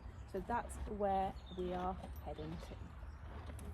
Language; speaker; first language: English; native; English